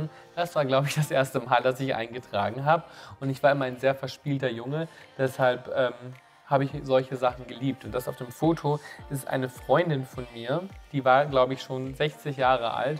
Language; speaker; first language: German; native; German